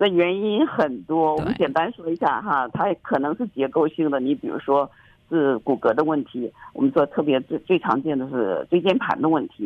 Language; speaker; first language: Chinese; native; Chinese